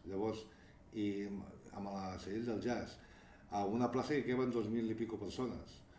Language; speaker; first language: Catalan; native; Catalan